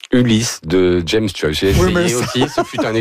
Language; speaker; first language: French; native; French